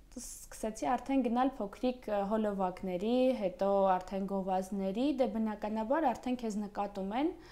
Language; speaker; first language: Armenian; early bilingual, other home language; Russian